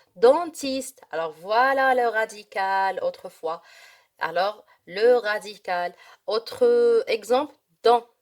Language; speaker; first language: French; non-native, local second language; Arabic